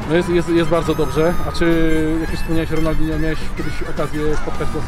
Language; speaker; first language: Polish; native; Polish